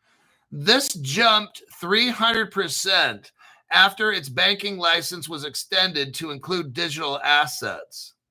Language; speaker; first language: English; native; English